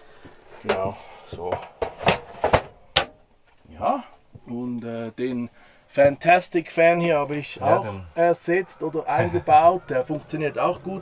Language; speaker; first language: German; native; German